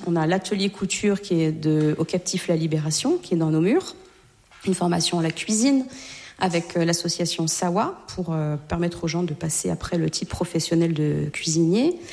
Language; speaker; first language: French; native; French